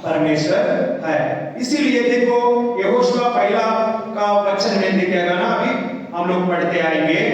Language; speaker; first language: Hindi; non-native, local second language; Telugu